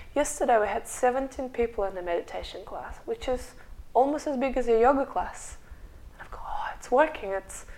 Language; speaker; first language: English; non-native, fluent; Russian